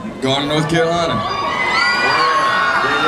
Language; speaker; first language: English; native; English